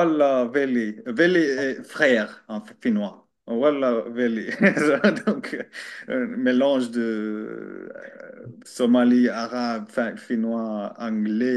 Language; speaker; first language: French; non-native, learner; Finnish